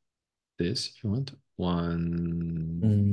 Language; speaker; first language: English; non-native, fluent; French